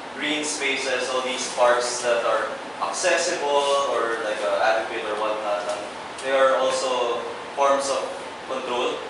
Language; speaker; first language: English; non-native, local second language; Filipino